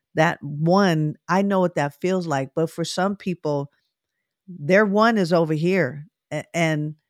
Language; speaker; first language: English; native; English